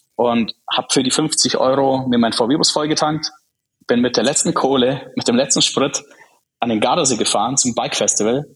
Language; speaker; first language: German; early bilingual, other home language; Czech